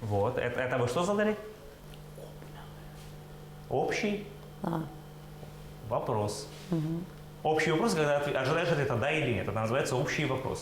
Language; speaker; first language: Russian; native; Russian